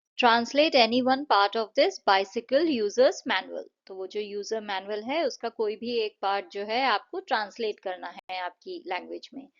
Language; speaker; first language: Hindi; native; Hindi